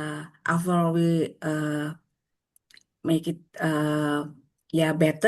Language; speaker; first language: English; non-native, learner; Indonesian